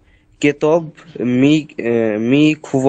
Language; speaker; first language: Persian; non-native, learner; Bangla